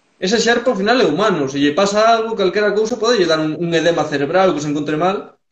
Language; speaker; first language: Galician; early bilingual, heritage; Galician